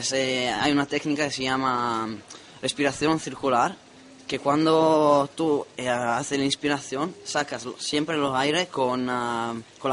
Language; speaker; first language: Spanish; non-native, learner; Italian